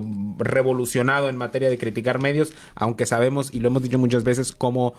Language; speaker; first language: Spanish; native; Spanish